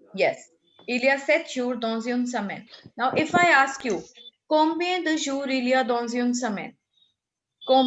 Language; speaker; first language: French; non-native, fluent; Hindi